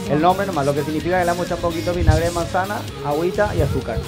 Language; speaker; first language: Spanish; native; Spanish